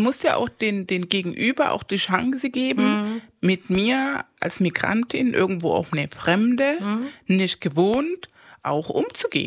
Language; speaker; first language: German; non-native, fluent; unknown